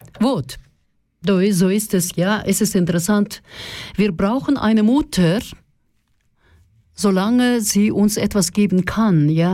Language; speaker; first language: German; non-native, fluent; Russian